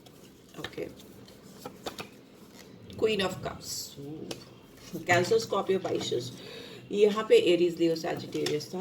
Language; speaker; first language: Hindi; native; Hindi